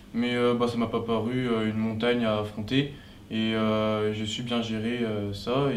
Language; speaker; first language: French; native; French